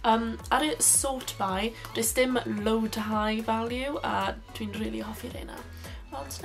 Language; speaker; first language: Welsh; non-native, local second language; English